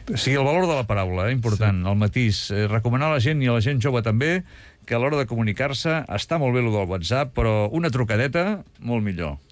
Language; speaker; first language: Catalan; native; Catalan